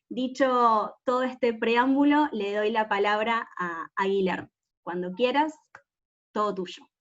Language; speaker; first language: Spanish; native; Spanish